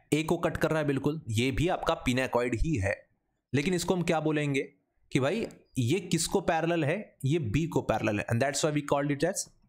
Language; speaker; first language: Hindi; non-native, local second language; Marathi